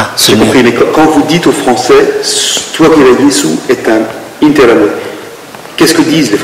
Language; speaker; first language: French; native; French